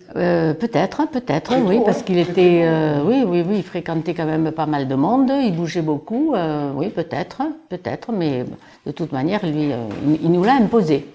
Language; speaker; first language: French; non-native, local second language; Basque